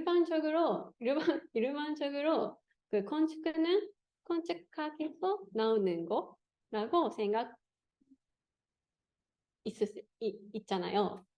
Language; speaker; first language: Korean; non-native, learner; Japanese